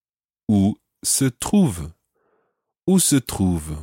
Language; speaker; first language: French; non-native, fluent; English